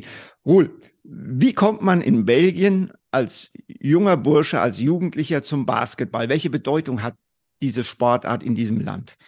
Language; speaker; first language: German; native; German